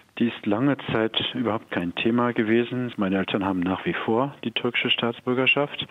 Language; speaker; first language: German; early bilingual, other home language; Turkish